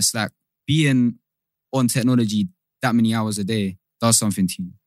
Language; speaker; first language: English; native; English